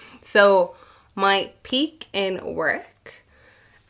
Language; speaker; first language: English; non-native, local second language; Irish